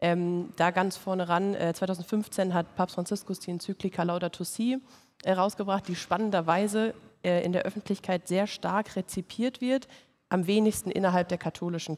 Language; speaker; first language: German; native; German